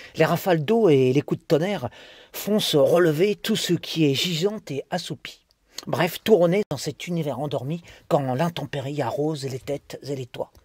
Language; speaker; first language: French; native; French